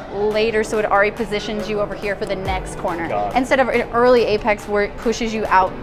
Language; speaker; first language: English; native; English